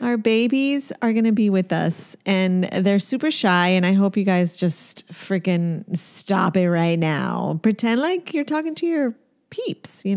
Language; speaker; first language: English; early bilingual, other home language; Spanish